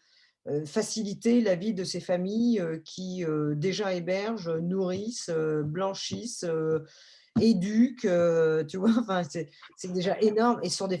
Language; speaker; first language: French; native; French